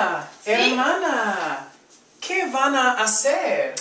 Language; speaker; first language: Spanish; non-native, fluent; English